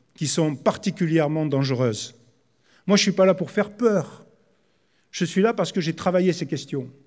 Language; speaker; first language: French; native; French